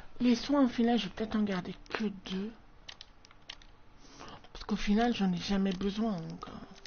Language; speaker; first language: French; native; French